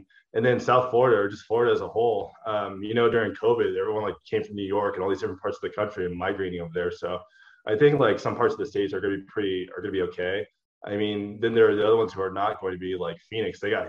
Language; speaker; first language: English; native; English